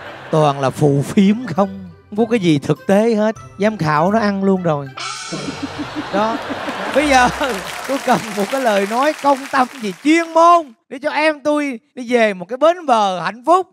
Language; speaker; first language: Vietnamese; native; Vietnamese